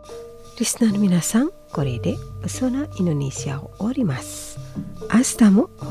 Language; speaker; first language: Japanese; non-native, fluent; Indonesian